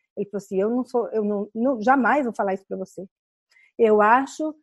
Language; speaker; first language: Portuguese; native; Portuguese